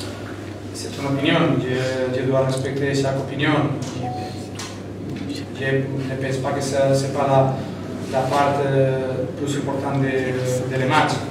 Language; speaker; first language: French; non-native, fluent; Spanish